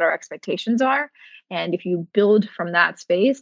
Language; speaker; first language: English; native; English